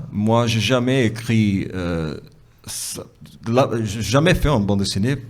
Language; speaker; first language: French; non-native, fluent; Portuguese